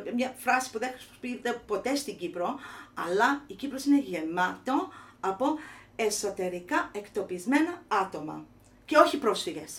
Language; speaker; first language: Greek; early bilingual, heritage; Greek